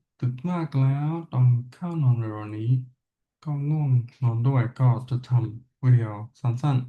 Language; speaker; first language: Thai; non-native, learner; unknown